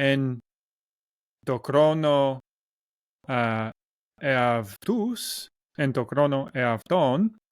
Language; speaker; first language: Greek; non-native, learner; English